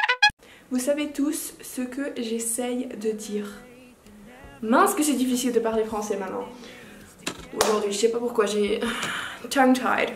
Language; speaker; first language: French; non-native, fluent; Finnish